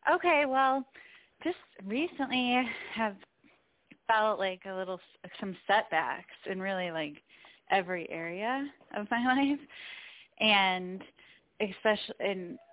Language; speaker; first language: English; native; English